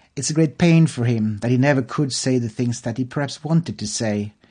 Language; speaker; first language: English; non-native, fluent; Norwegian